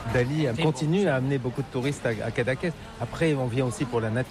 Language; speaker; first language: French; native; French